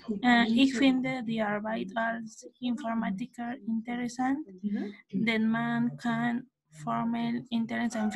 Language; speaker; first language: German; non-native, learner; Spanish